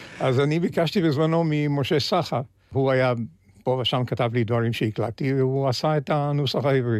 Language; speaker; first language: Hebrew; early bilingual, other home language; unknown